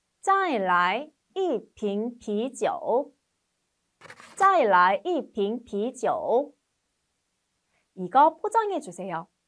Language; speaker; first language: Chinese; non-native, fluent; Korean